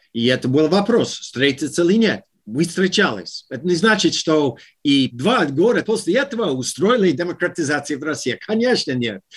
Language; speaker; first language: Russian; non-native, learner; English